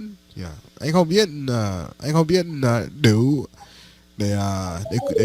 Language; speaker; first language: Vietnamese; non-native, learner; English